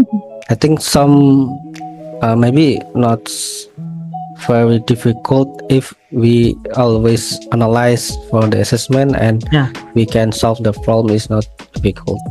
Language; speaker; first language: English; non-native, learner; Indonesian